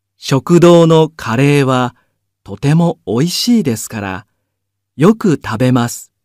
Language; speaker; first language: Japanese; native; Japanese